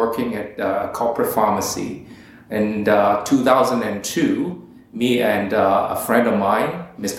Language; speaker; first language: English; non-native, local second language; Cantonese